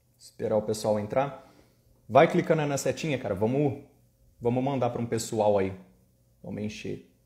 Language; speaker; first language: Portuguese; native; Portuguese